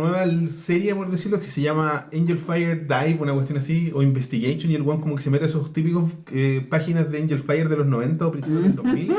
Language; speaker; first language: Spanish; native; Spanish